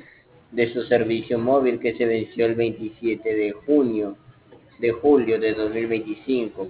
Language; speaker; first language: Spanish; native; Spanish